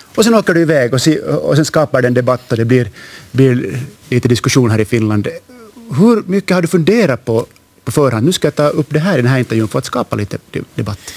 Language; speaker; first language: Swedish; native; Swedish